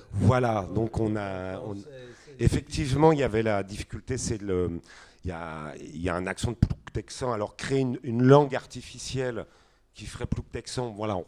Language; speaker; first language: French; native; French